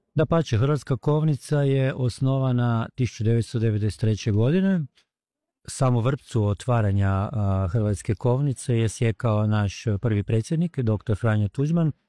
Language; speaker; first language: Croatian; early bilingual, heritage; Croatian